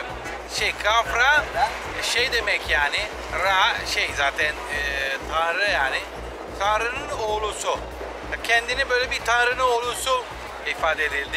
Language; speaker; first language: Turkish; non-native, fluent; Italian